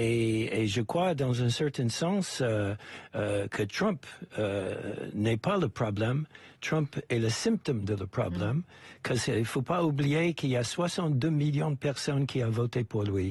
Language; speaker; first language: French; non-native, fluent; English